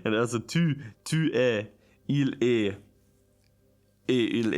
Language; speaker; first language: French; non-native, learner; German